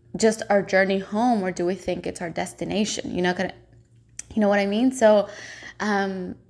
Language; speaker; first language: English; non-native, fluent; Spanish